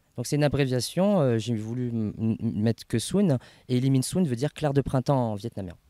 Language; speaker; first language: French; native; French